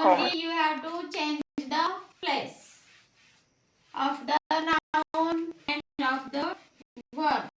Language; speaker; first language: English; non-native, learner; Marathi